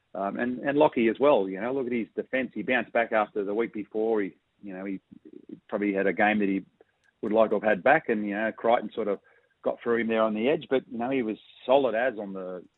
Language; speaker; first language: English; native; English